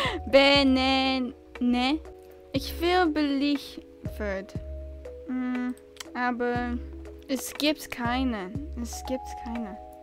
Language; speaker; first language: German; non-native, learner; English